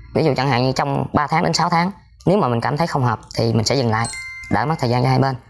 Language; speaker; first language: Vietnamese; native; Vietnamese